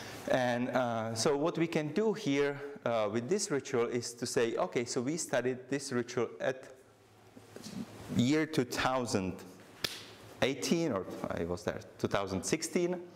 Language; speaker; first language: English; non-native, fluent; Czech